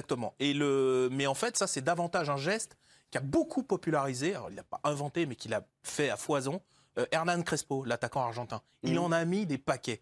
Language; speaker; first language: French; native; French